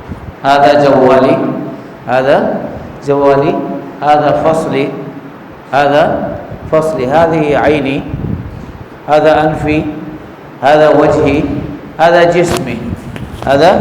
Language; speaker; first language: Arabic; non-native, fluent; Urdu